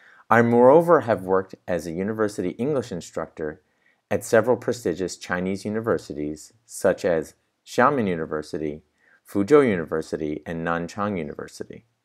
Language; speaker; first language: English; native; English